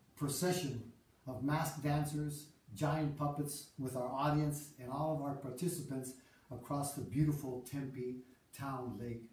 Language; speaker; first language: English; early bilingual, other home language; Spanish